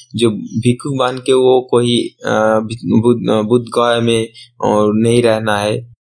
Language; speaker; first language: Hindi; non-native, local second language; Bangla